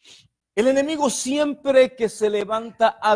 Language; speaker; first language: Spanish; native; Spanish